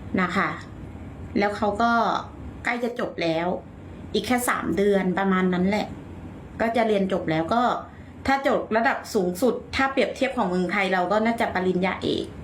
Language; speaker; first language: Thai; native; Thai